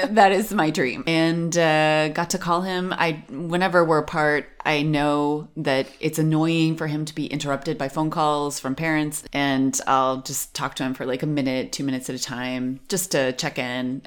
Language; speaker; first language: English; native; English